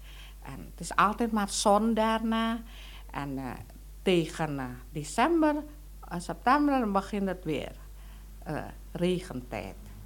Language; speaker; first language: Dutch; non-native, local second language; Indonesian